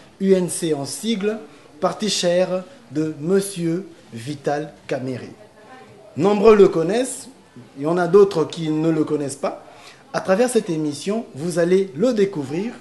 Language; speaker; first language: French; non-native, local second language; Lingala